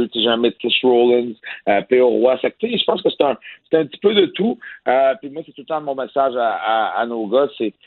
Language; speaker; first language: French; native; French